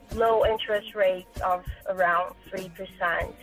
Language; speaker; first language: English; non-native, fluent; Portuguese